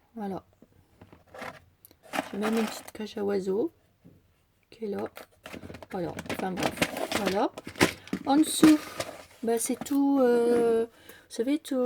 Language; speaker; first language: French; native; French